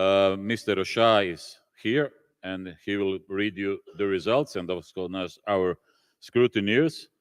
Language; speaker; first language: English; non-native, fluent; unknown